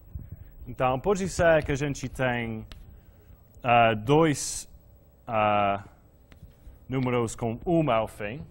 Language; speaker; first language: Portuguese; non-native, fluent; English